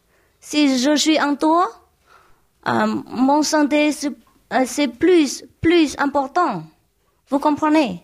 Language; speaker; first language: French; non-native, learner; Vietnamese